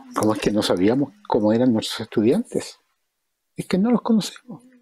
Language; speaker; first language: Spanish; native; Spanish